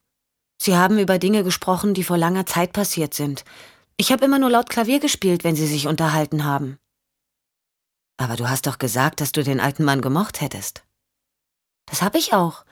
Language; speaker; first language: German; native; German